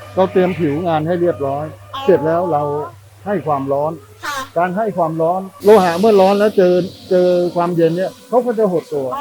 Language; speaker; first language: Thai; native; Thai